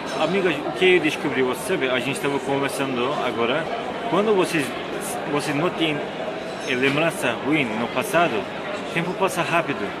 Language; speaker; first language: Portuguese; non-native, learner; Turkish